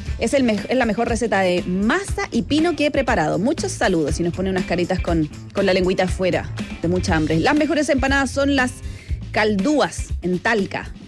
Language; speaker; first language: Spanish; native; Spanish